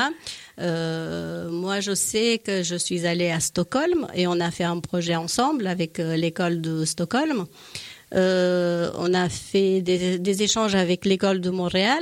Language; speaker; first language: French; native; French